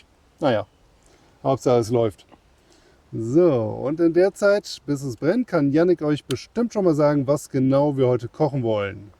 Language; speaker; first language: German; native; German